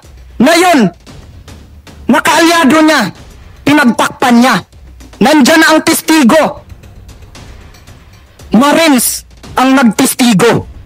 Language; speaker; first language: Filipino; native; Filipino